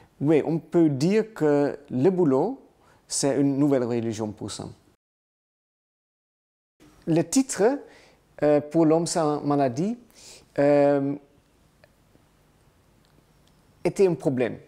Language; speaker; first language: French; non-native, learner; Dutch